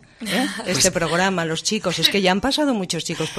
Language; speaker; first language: Spanish; native; Spanish